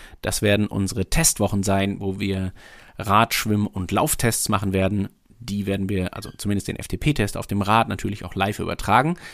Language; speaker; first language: German; native; German